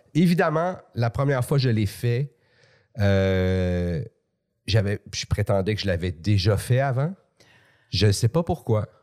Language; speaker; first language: French; native; French